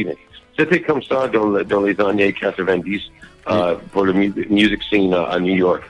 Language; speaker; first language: French; non-native, learner; English